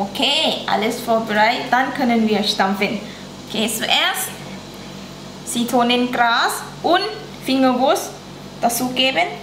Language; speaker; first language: German; non-native, learner; Thai